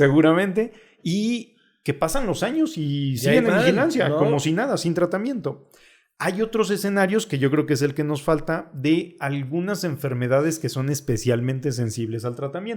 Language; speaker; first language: Spanish; native; Spanish